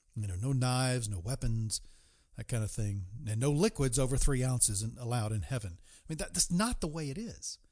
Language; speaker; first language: English; native; English